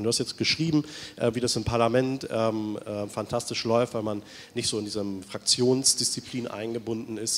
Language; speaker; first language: German; native; German